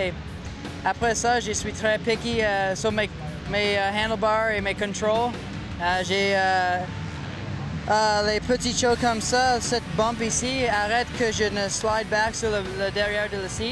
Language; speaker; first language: French; non-native, learner; English